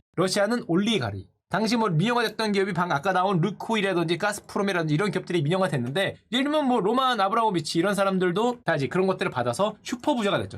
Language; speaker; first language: Korean; native; Korean